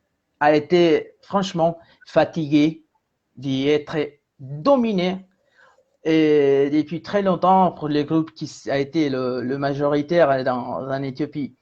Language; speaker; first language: French; non-native, fluent; Spanish